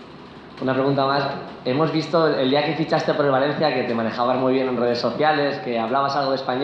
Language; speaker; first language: Spanish; native; Spanish